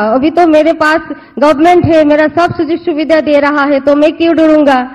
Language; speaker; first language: Hindi; non-native, local second language; Bangla